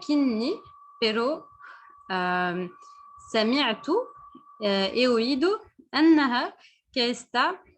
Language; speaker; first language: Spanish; non-native, fluent; French